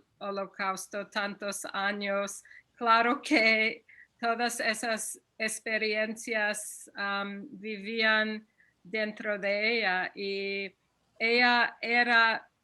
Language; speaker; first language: Spanish; non-native, fluent; English